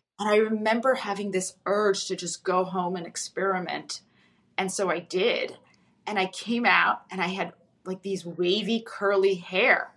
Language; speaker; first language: English; early bilingual, other home language; Russian